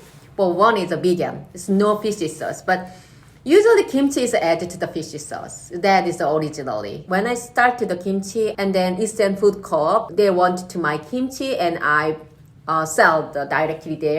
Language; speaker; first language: English; non-native, learner; Korean